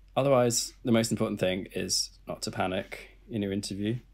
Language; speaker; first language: English; native; English